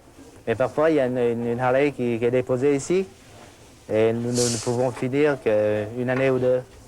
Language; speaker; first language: French; non-native, fluent; Vietnamese